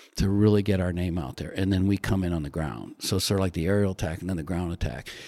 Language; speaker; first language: English; native; English